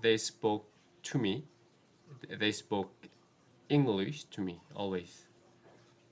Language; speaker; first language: English; non-native, learner; Korean